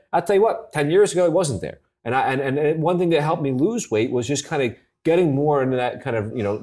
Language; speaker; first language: English; native; English